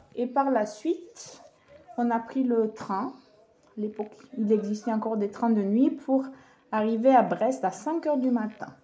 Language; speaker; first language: French; non-native, fluent; Romanian